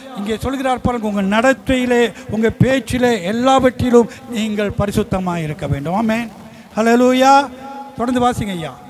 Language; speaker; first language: Tamil; early bilingual, heritage; Tamil